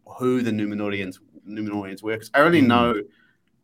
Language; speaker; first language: English; native; English